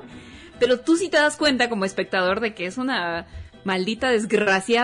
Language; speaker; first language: Spanish; native; Spanish